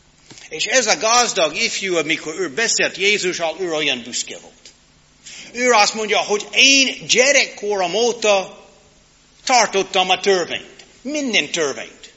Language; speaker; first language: Hungarian; non-native, learner; English